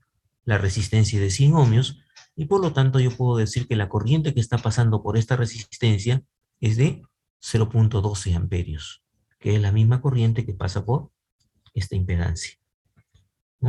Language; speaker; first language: Spanish; native; Spanish